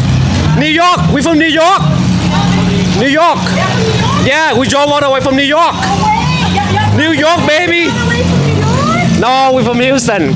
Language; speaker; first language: English; non-native, fluent; Vietnamese